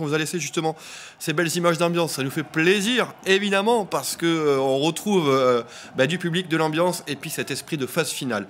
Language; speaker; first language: French; native; French